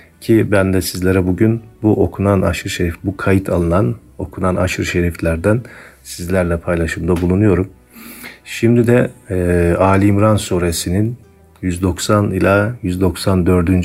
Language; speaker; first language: Turkish; native; Turkish